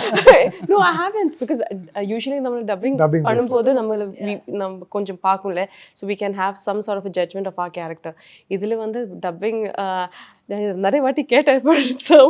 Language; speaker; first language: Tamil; non-native, learner; Malayalam